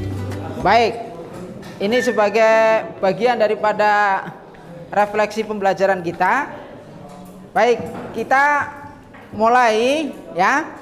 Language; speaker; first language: Indonesian; native; Indonesian